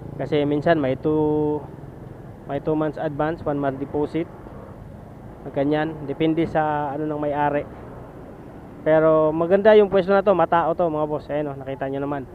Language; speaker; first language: Filipino; non-native, local second language; Cebuano